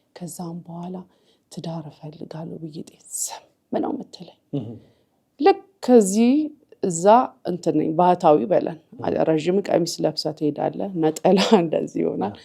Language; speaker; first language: Amharic; native; Amharic